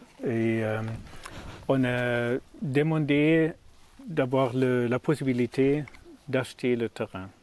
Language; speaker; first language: French; non-native, learner; German